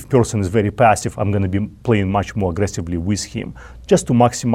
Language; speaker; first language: English; non-native, fluent; Russian